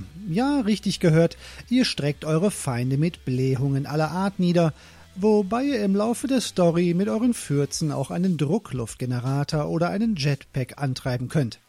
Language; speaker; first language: German; native; German